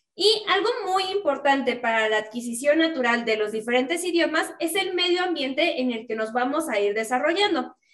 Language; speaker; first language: Spanish; native; Spanish